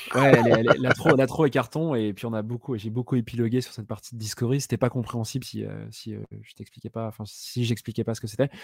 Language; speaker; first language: French; native; French